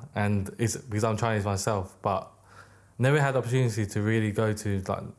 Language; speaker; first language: English; native; English